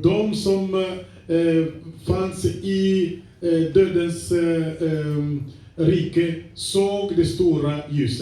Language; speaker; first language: Swedish; non-native, fluent; French